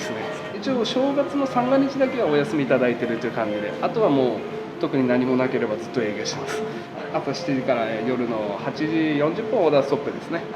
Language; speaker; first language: Japanese; native; Japanese